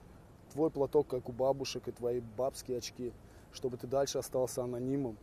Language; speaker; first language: Russian; native; Russian